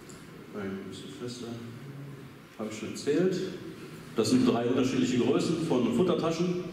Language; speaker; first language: German; native; German